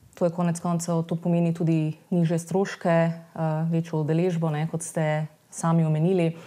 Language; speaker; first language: Slovenian; native; Slovenian